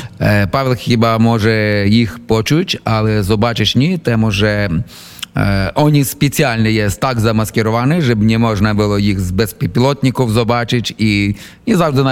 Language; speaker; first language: Polish; non-native, learner; Ukrainian